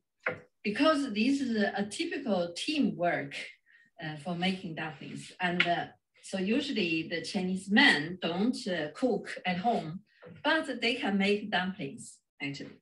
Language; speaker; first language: English; non-native, fluent; Chinese